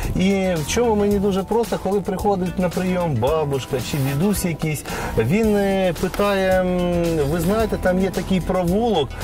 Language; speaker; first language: Ukrainian; native; Ukrainian